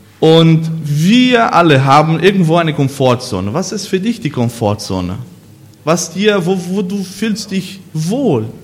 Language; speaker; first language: German; non-native, learner; Portuguese